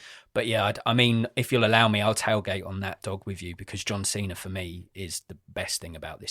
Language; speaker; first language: English; native; English